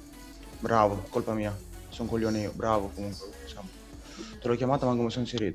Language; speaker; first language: Italian; native; Italian